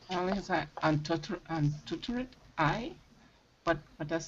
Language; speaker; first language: English; non-native, learner; Spanish